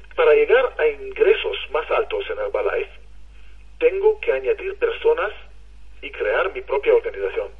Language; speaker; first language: Spanish; non-native, fluent; Hebrew